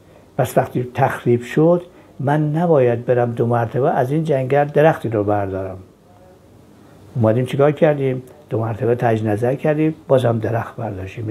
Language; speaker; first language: Persian; native; Persian